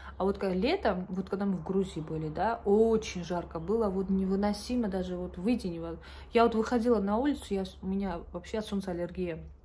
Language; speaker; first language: Russian; non-native, local second language; Georgian